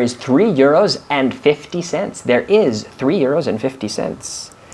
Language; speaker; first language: English; non-native, fluent; Spanish